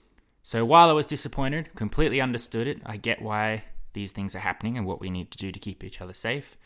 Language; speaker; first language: English; native; English